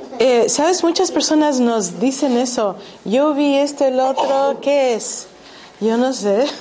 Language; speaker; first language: Spanish; early bilingual, heritage; Spanish